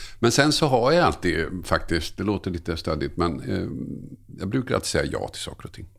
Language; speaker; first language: Swedish; native; Swedish